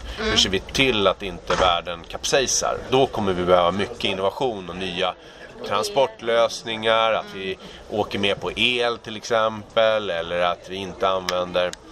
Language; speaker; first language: Swedish; native; Swedish